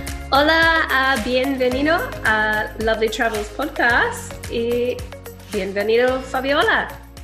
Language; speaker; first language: Spanish; non-native, learner; English